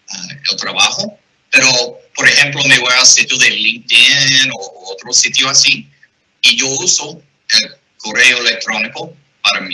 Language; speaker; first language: Spanish; non-native, fluent; English